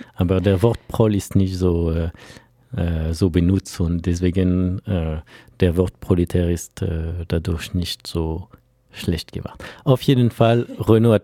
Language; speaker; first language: German; non-native, fluent; French